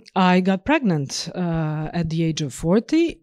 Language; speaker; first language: English; non-native, fluent; Serbian